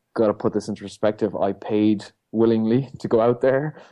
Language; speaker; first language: English; native; English